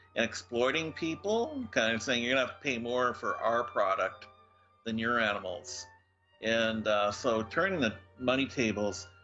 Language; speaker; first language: English; native; English